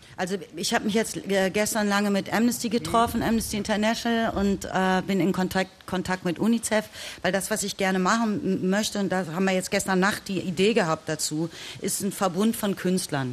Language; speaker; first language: German; native; German